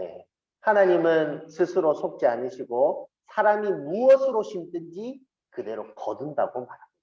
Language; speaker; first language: Korean; native; Korean